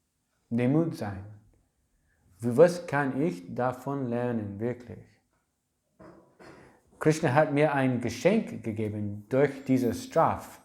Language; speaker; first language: German; non-native, learner; English